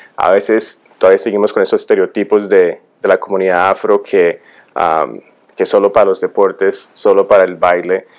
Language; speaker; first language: Spanish; early bilingual, heritage; Spanish